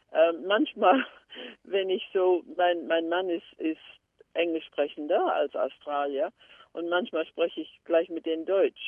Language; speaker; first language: German; early bilingual, heritage; German